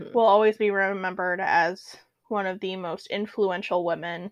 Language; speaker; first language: English; native; English